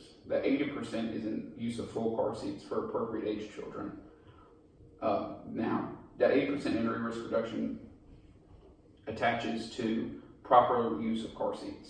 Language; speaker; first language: English; native; English